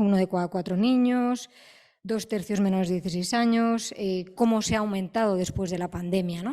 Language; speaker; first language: Spanish; native; Spanish